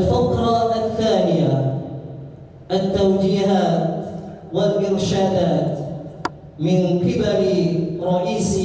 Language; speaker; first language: Arabic; non-native, learner; Indonesian